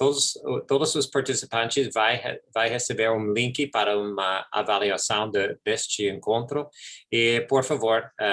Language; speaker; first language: Portuguese; non-native, fluent; English